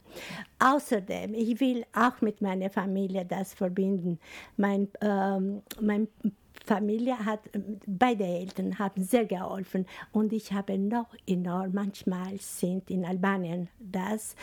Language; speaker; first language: German; non-native, learner; Albanian